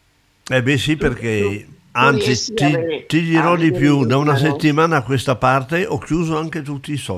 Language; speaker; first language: Italian; native; Italian